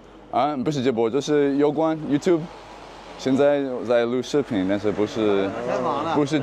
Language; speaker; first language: Chinese; non-native, fluent; English